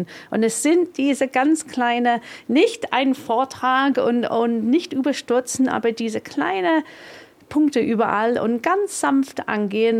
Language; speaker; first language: German; non-native, fluent; English